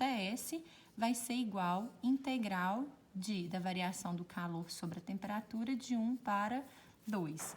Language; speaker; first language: Portuguese; native; Portuguese